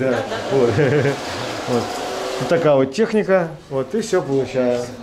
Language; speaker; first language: Russian; native; Russian